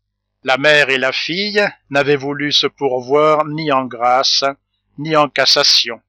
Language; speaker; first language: French; native; French